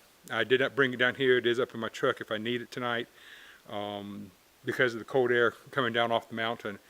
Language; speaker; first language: English; native; English